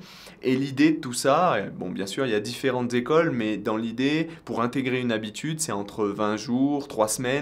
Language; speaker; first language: French; native; French